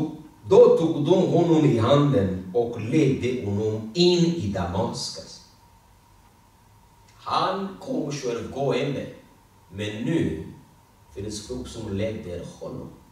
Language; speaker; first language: Swedish; non-native, fluent; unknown